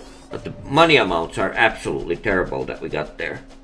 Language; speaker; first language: English; non-native, fluent; Finnish